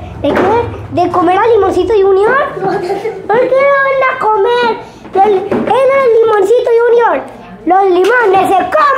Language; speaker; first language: Spanish; native; Spanish